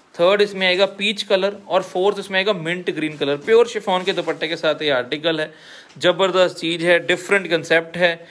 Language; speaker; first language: Hindi; non-native, local second language; Punjabi